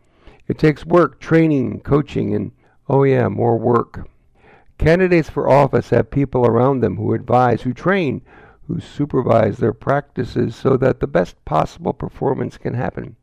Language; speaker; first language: English; native; English